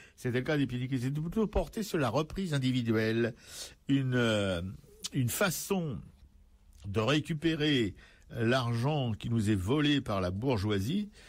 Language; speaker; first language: French; native; French